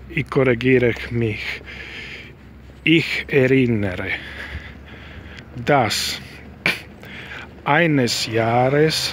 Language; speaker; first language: German; non-native, learner; Italian